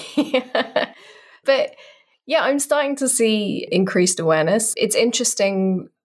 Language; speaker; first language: English; native; English